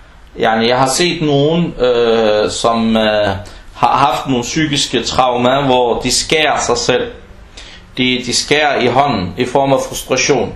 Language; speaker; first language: Danish; non-native, fluent; Arabic